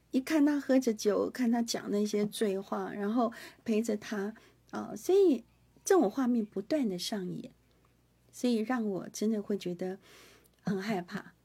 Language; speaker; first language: Chinese; non-native, local second language; Hakka Chinese